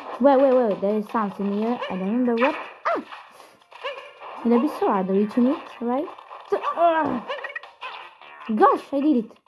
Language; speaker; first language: English; non-native, learner; Italian